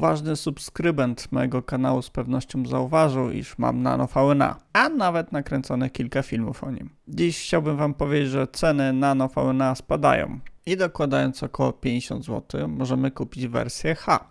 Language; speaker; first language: Polish; native; Polish